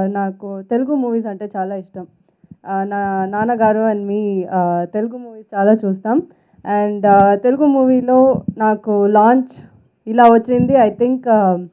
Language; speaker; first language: Telugu; non-native, learner; Tamil